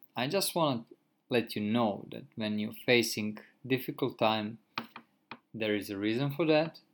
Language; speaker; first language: English; non-native, fluent; Croatian